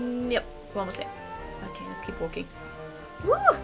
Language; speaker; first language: English; non-native, fluent; German